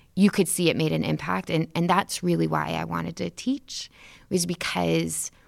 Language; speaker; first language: English; native; English